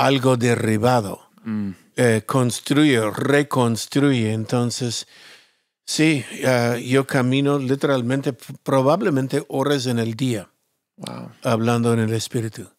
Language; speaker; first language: Spanish; non-native, fluent; English